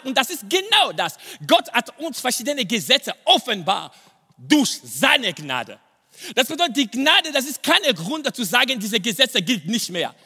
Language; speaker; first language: German; non-native, fluent; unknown